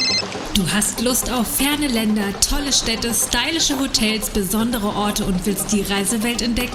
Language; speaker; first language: German; native; German